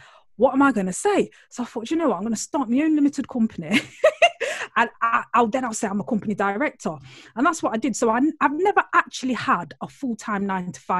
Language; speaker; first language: English; native; English